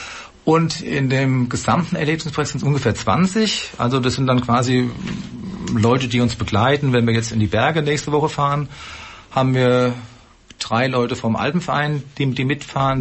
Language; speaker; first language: German; native; German